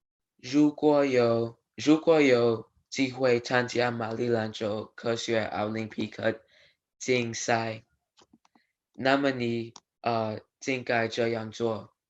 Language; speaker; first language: Chinese; non-native, learner; English